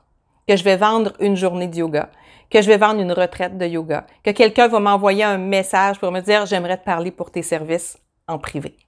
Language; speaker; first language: French; native; French